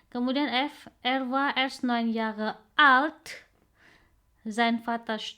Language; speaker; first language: German; non-native, fluent; Indonesian